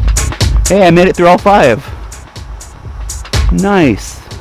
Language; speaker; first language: English; native; English